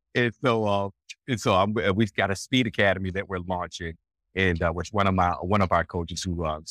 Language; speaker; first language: English; native; English